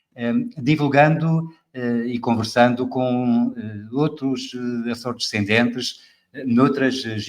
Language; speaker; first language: Portuguese; native; Portuguese